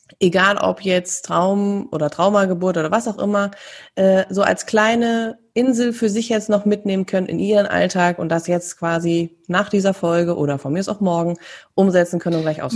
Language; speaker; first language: German; native; German